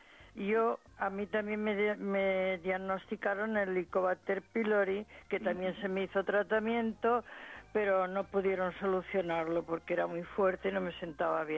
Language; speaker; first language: Spanish; native; Spanish